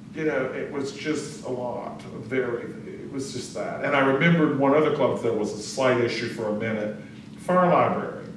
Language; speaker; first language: English; native; English